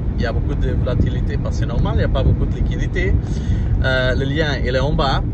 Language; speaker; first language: French; non-native, learner; Portuguese